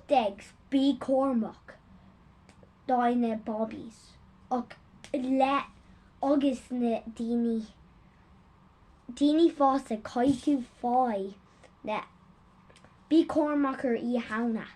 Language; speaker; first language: Irish; non-native, local second language; English